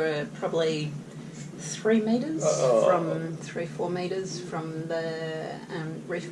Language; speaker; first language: English; native; English